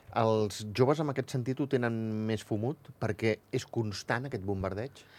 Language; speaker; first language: Catalan; native; Catalan